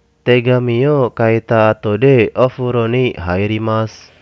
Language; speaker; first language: Japanese; non-native, fluent; Indonesian